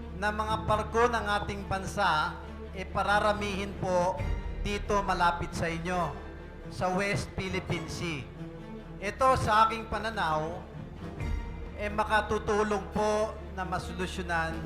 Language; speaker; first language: Filipino; native; Filipino